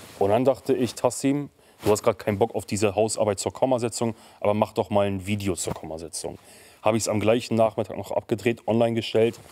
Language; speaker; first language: German; early bilingual, other home language; Kurdish